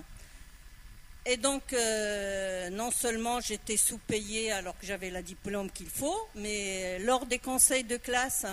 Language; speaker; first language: French; non-native, local second language; Arabic